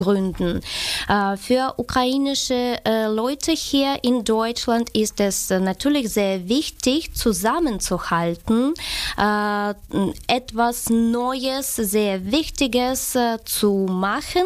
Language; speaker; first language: German; non-native, fluent; Ukrainian